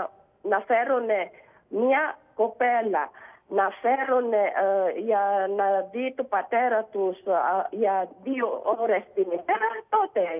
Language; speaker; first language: Greek; non-native, learner; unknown